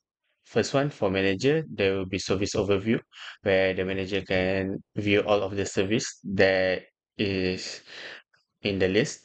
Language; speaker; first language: English; non-native, local second language; Malay